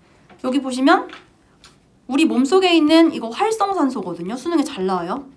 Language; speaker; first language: Korean; native; Korean